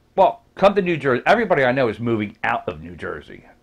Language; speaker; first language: English; native; English